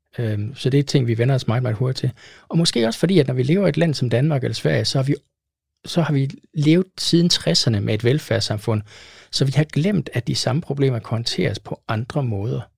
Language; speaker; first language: Danish; native; Danish